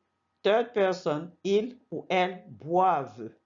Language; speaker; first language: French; non-native, fluent; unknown